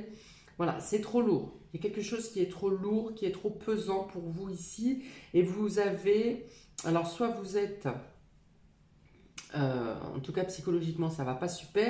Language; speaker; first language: French; native; French